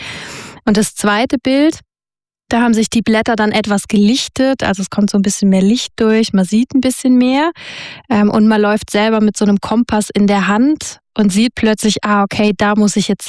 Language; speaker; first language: German; native; German